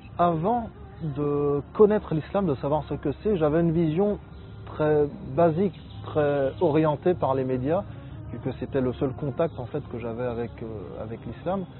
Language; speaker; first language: French; native; French